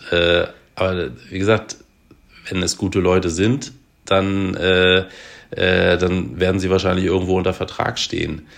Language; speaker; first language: German; native; German